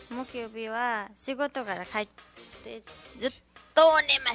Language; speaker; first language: Japanese; non-native, learner; Nepali